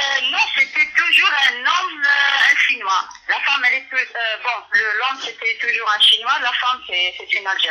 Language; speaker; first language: French; non-native, local second language; Arabic